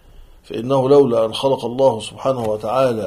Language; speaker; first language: Arabic; native; Arabic